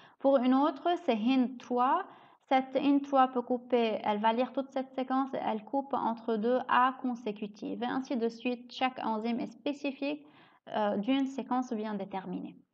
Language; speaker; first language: French; native; French